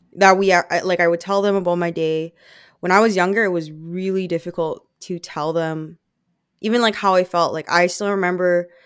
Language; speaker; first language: English; non-native, fluent; Filipino